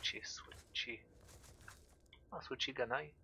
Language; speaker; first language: Japanese; non-native, learner; French